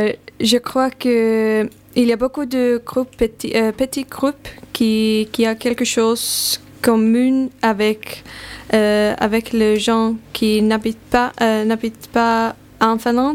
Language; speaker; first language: French; non-native, learner; Finnish